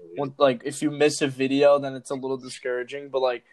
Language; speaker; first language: English; native; English